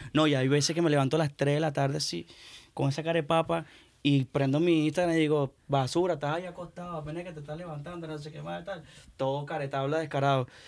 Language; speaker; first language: Spanish; native; Spanish